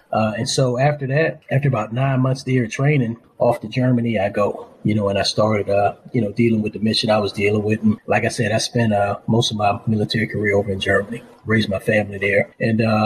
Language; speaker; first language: English; native; English